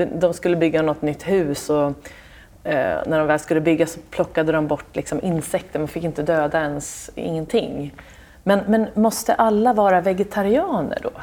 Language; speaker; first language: Swedish; native; Swedish